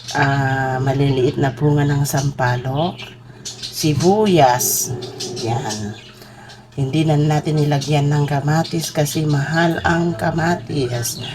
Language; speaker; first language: Filipino; non-native, local second language; Iloko